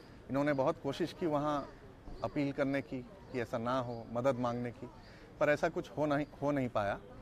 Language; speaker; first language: Hindi; native; Hindi